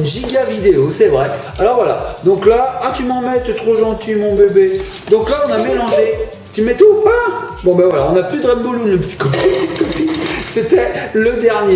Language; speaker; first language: French; native; French